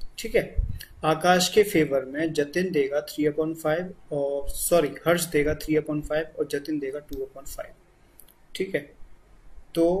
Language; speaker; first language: Hindi; native; Hindi